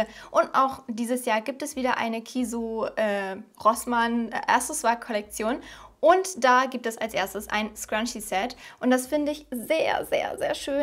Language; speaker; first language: German; native; German